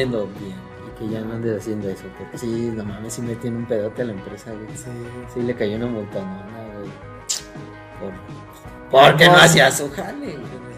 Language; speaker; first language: Spanish; native; Spanish